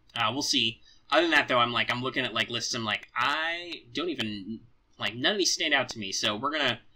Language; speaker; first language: English; native; English